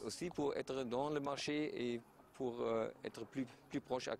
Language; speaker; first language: French; non-native, fluent; German